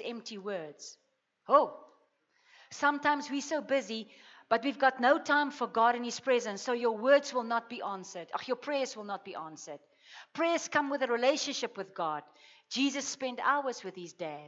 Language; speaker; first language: English; non-native, local second language; Afrikaans